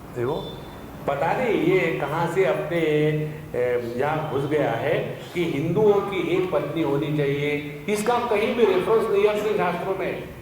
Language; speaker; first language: Hindi; non-native, local second language; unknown